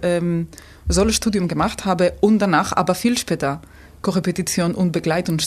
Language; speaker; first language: German; non-native, fluent; Spanish